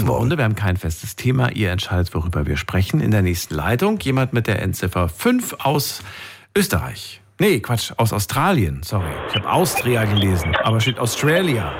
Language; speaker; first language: German; native; German